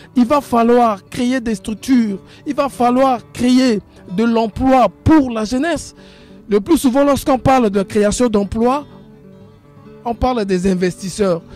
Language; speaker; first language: French; non-native, local second language; Sango